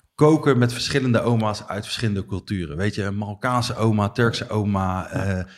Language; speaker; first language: Dutch; native; Dutch